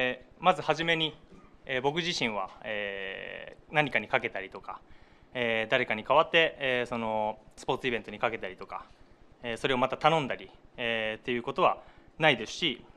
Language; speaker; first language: Japanese; native; Japanese